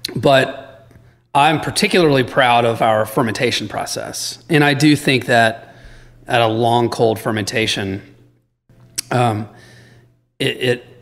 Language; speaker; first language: English; native; English